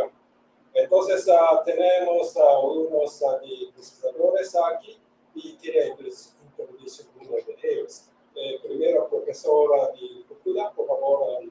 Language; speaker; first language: Spanish; non-native, learner; Japanese